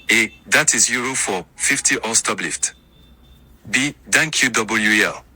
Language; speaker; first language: Dutch; non-native, learner; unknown